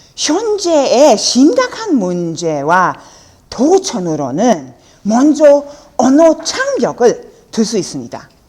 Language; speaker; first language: Korean; non-native, learner; German